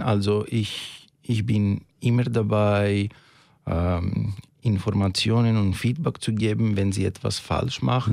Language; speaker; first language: German; non-native, fluent; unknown